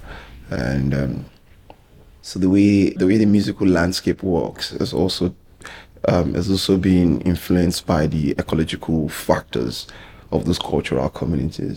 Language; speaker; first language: English; non-native, local second language; Yoruba